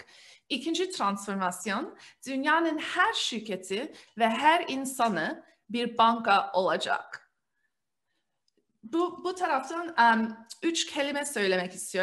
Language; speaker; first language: Turkish; early bilingual, heritage; Turkish